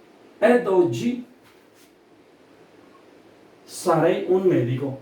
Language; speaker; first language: Italian; non-native, fluent; Urdu